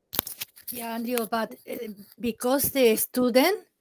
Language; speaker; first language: English; non-native, learner; Spanish